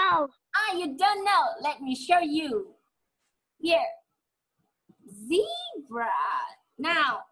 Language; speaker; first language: English; non-native, fluent; Vietnamese